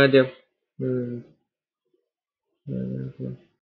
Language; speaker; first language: Spanish; non-native, learner; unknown